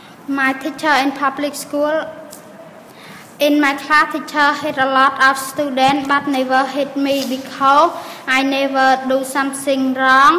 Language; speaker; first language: English; non-native, learner; Khmer